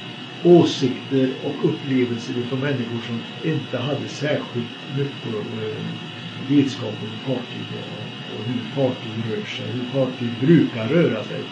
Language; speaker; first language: Swedish; native; Swedish